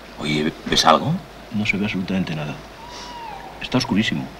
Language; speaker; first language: Spanish; native; Spanish